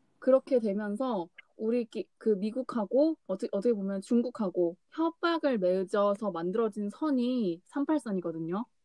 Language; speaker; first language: Korean; native; Korean